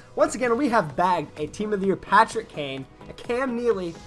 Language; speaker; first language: English; native; English